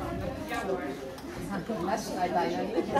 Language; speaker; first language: Dutch; non-native, learner; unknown